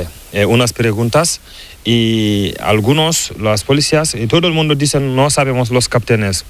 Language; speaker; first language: Spanish; non-native, learner; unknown